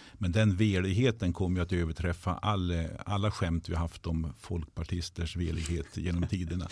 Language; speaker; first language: Swedish; native; Swedish